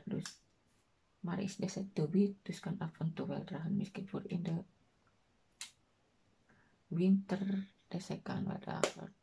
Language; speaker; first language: Dutch; non-native, learner; Indonesian